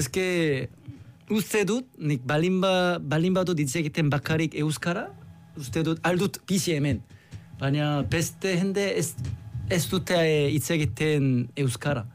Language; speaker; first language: Basque; non-native, learner; Korean